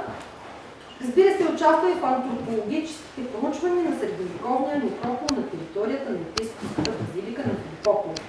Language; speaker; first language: Bulgarian; native; Bulgarian